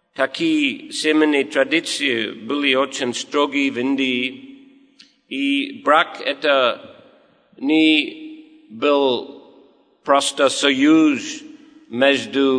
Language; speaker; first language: Russian; non-native, learner; English